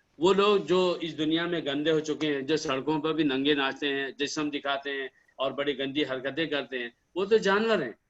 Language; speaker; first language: Urdu; native; Urdu